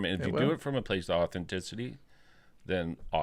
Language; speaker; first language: English; native; English